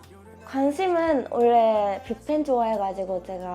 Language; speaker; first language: Korean; non-native, learner; Japanese